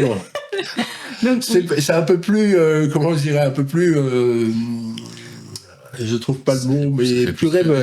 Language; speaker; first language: French; native; French